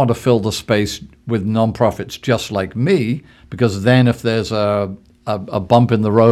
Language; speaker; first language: English; native; English